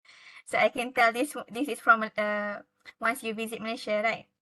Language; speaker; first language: English; non-native, local second language; Malay